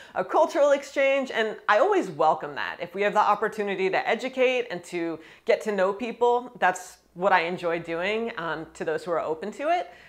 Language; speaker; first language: English; native; English